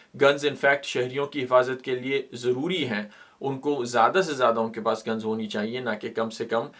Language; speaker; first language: Urdu; native; Urdu